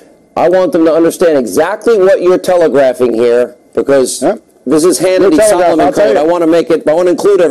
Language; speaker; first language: English; native; English